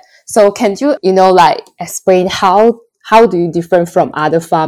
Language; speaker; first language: English; non-native, local second language; Chinese